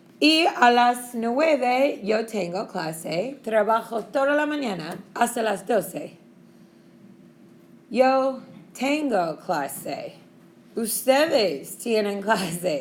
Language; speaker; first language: Spanish; non-native, fluent; English